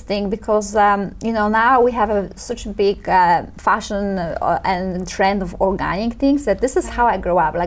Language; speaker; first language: English; non-native, fluent; Polish